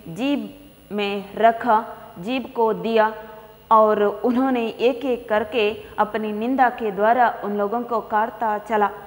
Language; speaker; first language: Hindi; non-native, local second language; Kannada